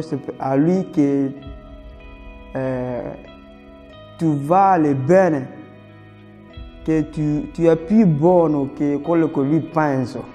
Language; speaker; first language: Italian; non-native, learner; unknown